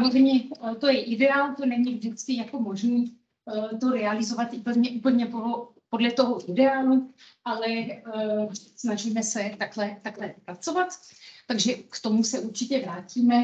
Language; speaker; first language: Czech; non-native, fluent; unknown